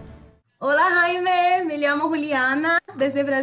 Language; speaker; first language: Spanish; non-native, fluent; Portuguese